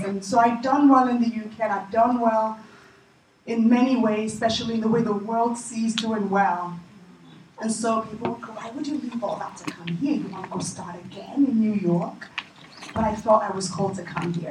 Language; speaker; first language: English; native; English